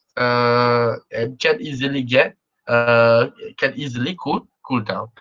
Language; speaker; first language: English; non-native, local second language; Malay